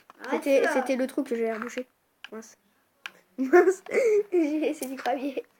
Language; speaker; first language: French; native; French